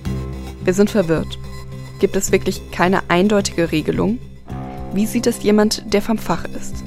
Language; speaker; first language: German; native; German